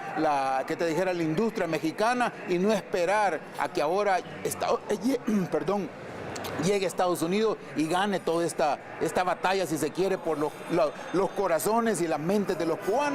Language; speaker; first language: Spanish; native; Spanish